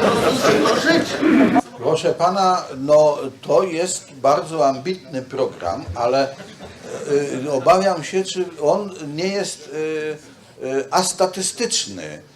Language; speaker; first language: Polish; native; Polish